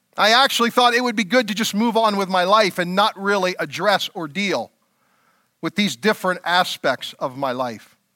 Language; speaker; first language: English; native; English